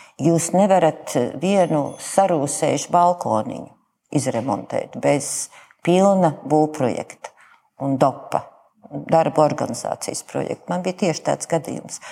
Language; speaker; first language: Latvian; native; Latvian